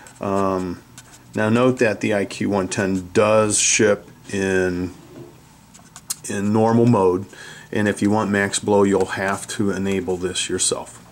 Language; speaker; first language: English; native; English